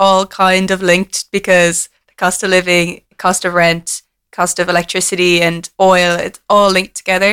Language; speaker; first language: English; native; English